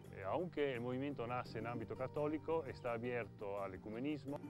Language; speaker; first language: Spanish; non-native, fluent; Italian